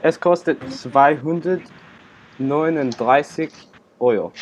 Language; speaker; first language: German; non-native, learner; English